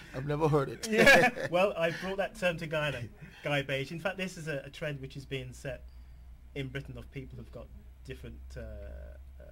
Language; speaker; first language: English; native; English